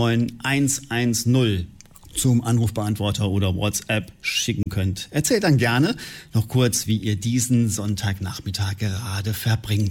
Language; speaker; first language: German; native; German